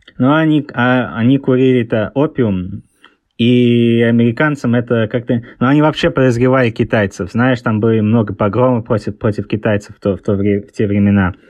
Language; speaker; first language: Russian; early bilingual, heritage; Russian